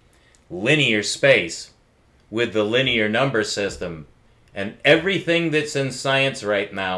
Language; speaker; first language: English; native; English